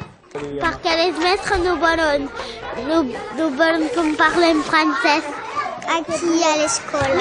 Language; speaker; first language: Catalan; non-native, local second language; French